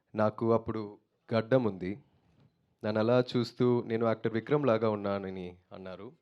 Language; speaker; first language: Telugu; non-native, learner; Tamil